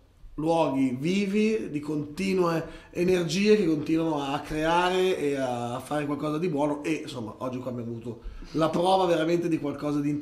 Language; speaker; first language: Italian; native; Italian